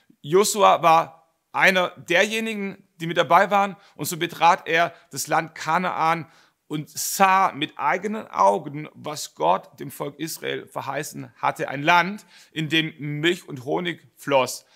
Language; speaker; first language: German; native; German